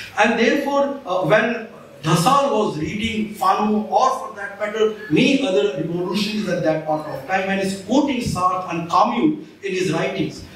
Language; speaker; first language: English; non-native, local second language; Marathi